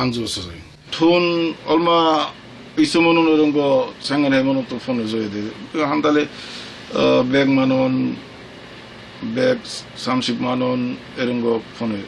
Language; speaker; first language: Korean; non-native, learner; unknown